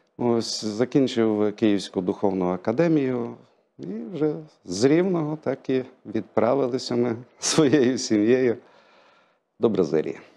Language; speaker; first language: Ukrainian; native; Ukrainian